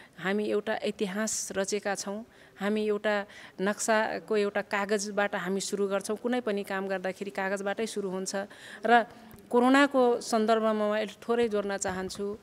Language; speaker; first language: Nepali; non-native, local second language; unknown